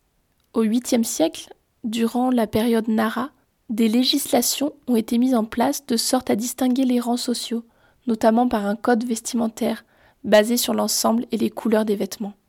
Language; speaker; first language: French; native; French